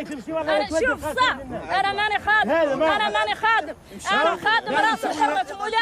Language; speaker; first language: Arabic; native; Arabic